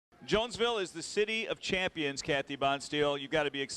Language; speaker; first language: English; native; English